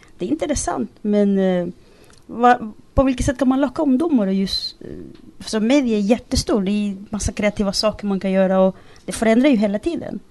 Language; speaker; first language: Swedish; native; Swedish